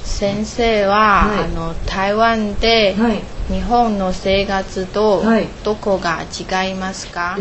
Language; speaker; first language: Japanese; non-native, learner; Chinese